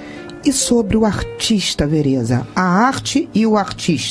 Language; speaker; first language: Portuguese; native; Portuguese